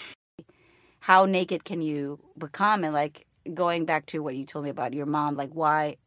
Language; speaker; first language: English; non-native, fluent; Spanish